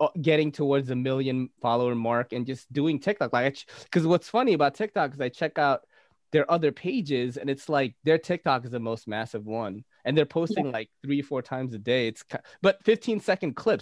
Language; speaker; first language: English; native; English